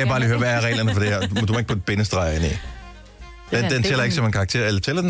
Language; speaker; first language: Danish; native; Danish